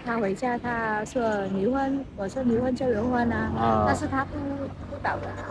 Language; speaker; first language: Chinese; non-native, learner; Vietnamese